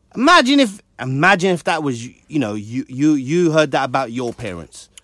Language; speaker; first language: English; early bilingual, other home language; Hindi